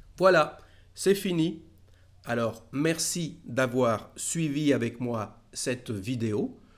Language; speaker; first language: French; native; French